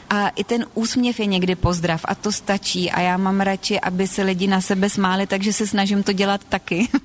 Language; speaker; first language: Czech; native; Czech